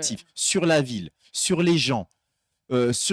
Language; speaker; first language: French; native; French